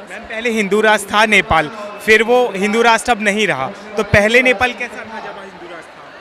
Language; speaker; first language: Hindi; native; Hindi